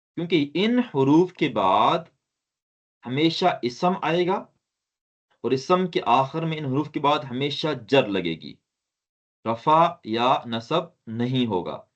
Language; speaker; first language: Urdu; non-native, local second language; Sindhi